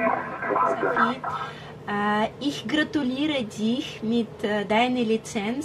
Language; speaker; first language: German; non-native, learner; Russian